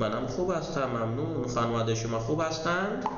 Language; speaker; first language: Persian; non-native, fluent; Urdu